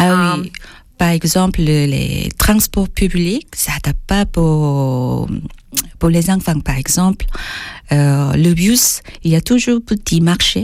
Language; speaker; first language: French; non-native, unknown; Korean